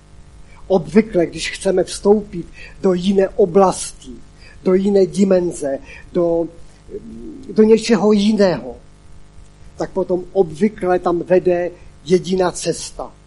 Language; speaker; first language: Czech; non-native, local second language; Polish